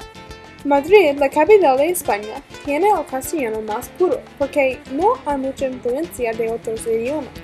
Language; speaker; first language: Spanish; non-native, learner; English